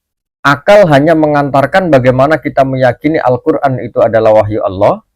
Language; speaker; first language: Indonesian; native; Indonesian